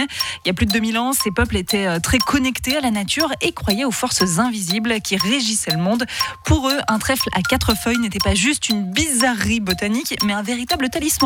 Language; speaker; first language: French; native; French